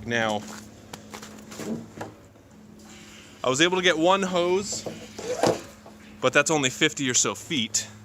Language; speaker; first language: English; native; English